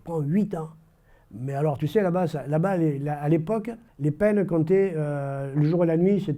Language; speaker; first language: French; native; French